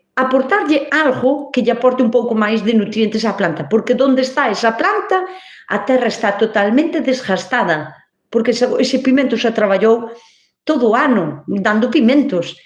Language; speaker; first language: Galician; native; Galician